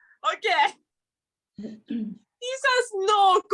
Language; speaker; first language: Spanish; non-native, learner; English